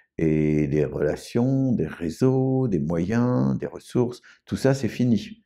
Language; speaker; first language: French; native; French